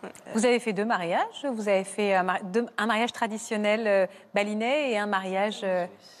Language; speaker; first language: French; native; French